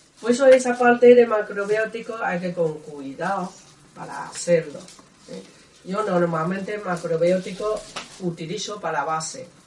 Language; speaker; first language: Spanish; non-native, learner; Chinese